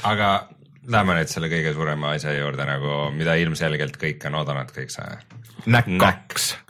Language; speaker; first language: Estonian; native; Estonian